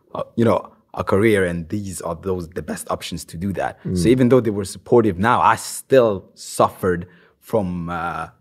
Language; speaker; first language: English; non-native, fluent; Swahili